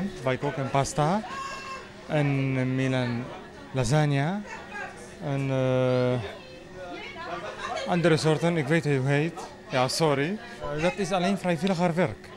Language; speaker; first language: Dutch; non-native, learner; Arabic